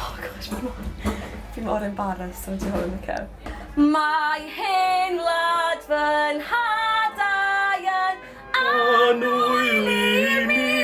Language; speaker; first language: Welsh; native; Welsh